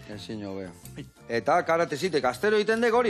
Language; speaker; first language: Basque; native; Basque